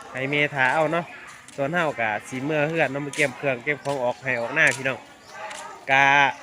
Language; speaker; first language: Thai; native; Thai